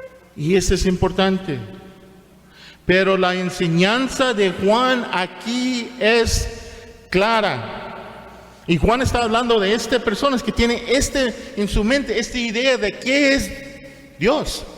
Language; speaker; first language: Spanish; non-native, fluent; English